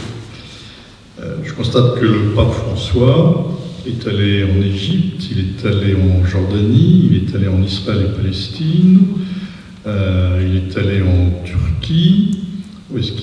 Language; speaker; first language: French; native; French